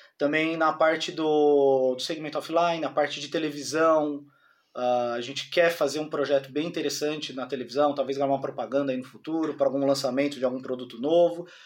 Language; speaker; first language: Portuguese; native; Portuguese